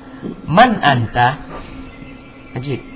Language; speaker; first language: Arabic; non-native, fluent; Indonesian